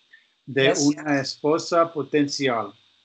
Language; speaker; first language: Spanish; non-native, learner; English